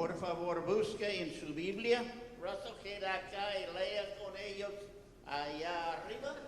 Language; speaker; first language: Spanish; non-native, fluent; English